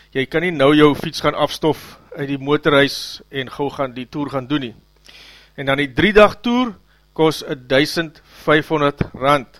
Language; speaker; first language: Afrikaans; native; Afrikaans